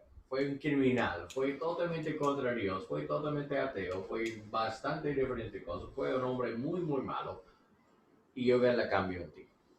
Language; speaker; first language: Spanish; non-native, learner; English